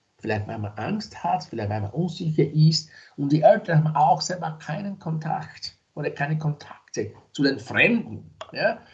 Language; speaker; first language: German; non-native, fluent; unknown